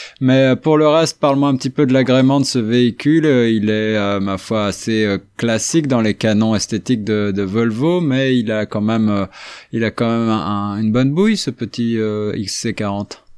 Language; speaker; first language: French; native; French